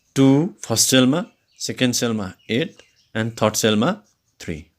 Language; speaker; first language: English; non-native, local second language; Nepali